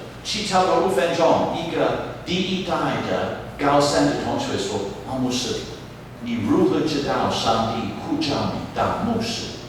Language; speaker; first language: Chinese; non-native, fluent; English